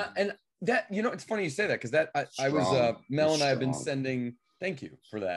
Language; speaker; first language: English; native; English